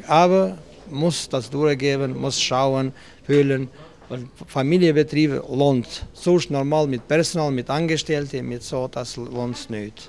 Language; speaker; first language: German; non-native, learner; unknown